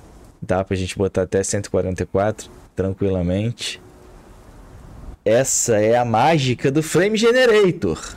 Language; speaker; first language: Portuguese; native; Portuguese